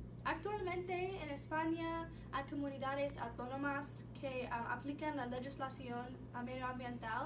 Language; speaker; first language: Spanish; non-native, learner; English